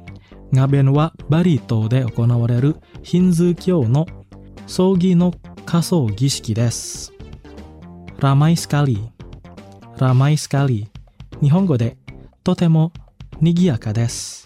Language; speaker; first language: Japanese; non-native, fluent; Indonesian